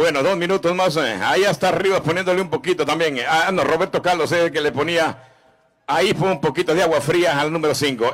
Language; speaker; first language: Spanish; native; Spanish